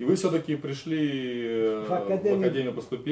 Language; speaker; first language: Russian; native; Russian